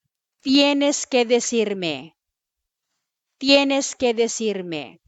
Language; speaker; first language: Spanish; non-native, fluent; Filipino